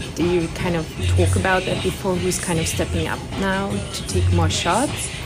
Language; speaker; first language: English; non-native, fluent; German